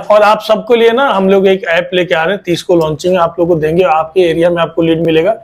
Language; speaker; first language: Hindi; native; Hindi